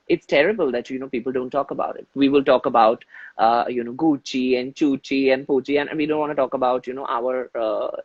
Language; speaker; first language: English; non-native, local second language; Hindi